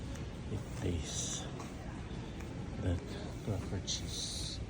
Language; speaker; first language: English; non-native, local second language; Filipino